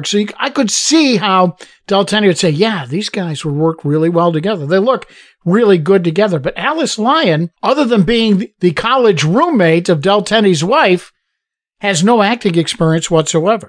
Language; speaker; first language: English; native; English